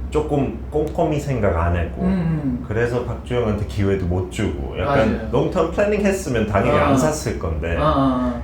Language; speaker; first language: Korean; non-native, fluent; English